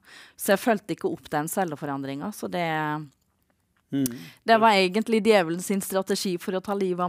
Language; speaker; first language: Norwegian; native; Norwegian